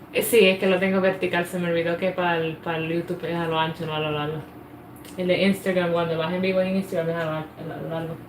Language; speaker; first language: Spanish; early bilingual, heritage; Spanish